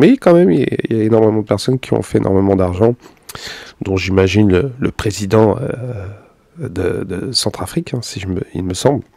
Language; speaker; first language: French; native; French